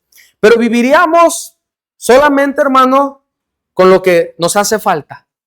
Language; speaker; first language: Spanish; native; Spanish